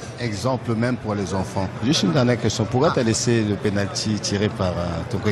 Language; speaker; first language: French; native; French